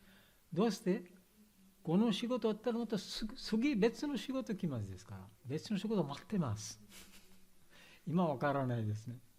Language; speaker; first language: Japanese; non-native, learner; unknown